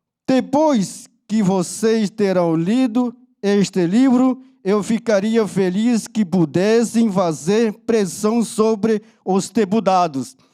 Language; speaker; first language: Portuguese; non-native, local second language; Yanomámi